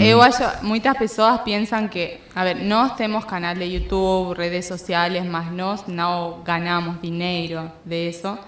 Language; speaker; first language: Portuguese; non-native, learner; Spanish